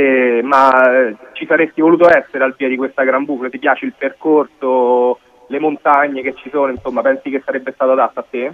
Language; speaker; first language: Italian; native; Italian